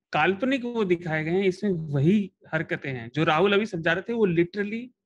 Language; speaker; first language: Hindi; native; Hindi